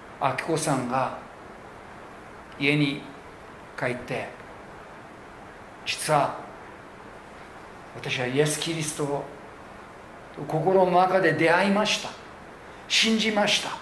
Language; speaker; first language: Japanese; non-native, local second language; English